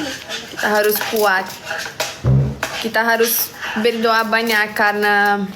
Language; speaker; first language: Indonesian; non-native, learner; Portuguese